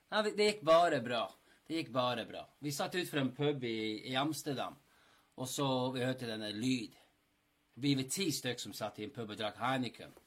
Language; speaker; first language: Norwegian; non-native, fluent; English